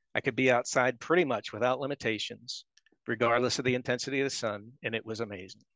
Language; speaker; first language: English; native; English